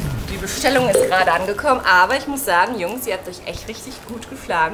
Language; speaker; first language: German; native; German